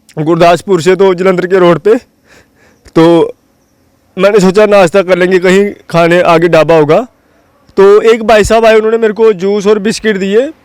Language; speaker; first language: Hindi; non-native, local second language; Dogri